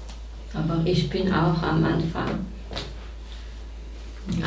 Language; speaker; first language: German; non-native, learner; French